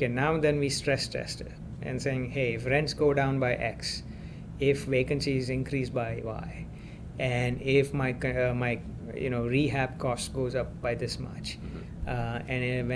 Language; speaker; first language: English; non-native, local second language; Gujarati